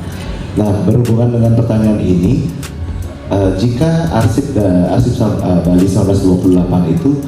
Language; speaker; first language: Indonesian; native; Indonesian